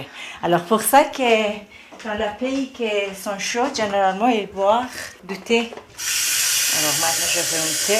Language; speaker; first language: French; non-native, learner; Persian